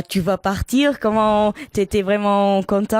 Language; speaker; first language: French; non-native, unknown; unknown